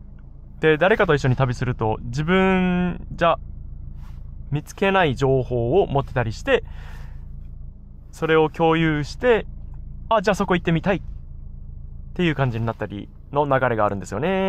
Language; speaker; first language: Japanese; native; Japanese